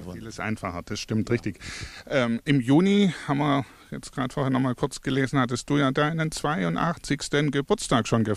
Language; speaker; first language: German; native; German